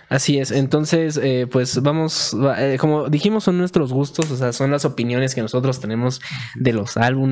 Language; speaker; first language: Spanish; native; Spanish